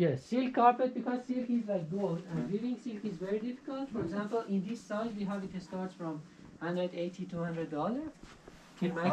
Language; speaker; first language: English; non-native, fluent; Persian